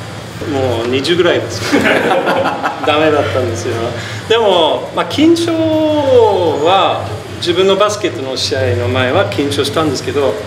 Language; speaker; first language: Japanese; non-native, fluent; English